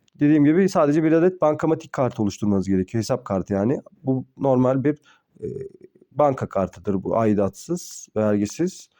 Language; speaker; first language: Turkish; native; Turkish